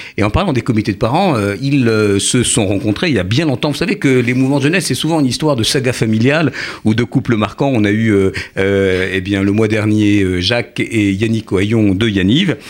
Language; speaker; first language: French; native; French